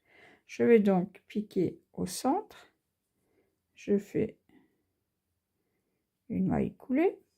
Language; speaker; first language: French; native; French